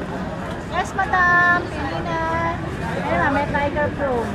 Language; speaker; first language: Filipino; native; Filipino